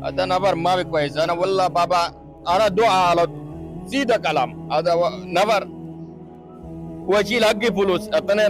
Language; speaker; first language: Arabic; non-native, learner; Bangla